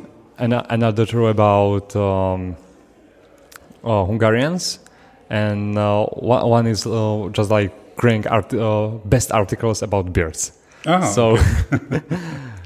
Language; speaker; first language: English; non-native, fluent; Slovak